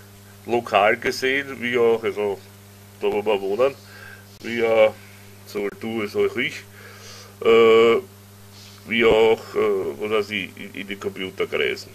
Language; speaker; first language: German; native; German